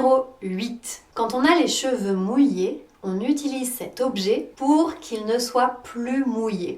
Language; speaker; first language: French; native; French